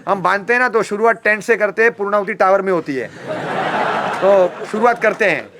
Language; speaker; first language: Hindi; non-native, local second language; Gujarati